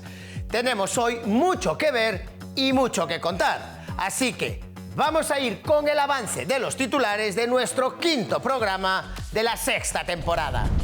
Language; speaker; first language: Spanish; native; Spanish